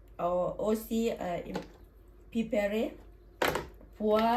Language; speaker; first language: French; non-native, learner; Thai